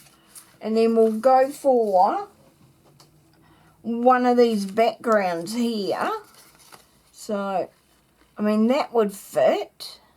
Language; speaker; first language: English; native; English